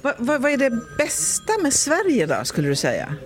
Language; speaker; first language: Swedish; native; Swedish